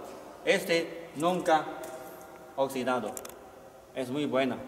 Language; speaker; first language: Spanish; non-native, learner; Chinese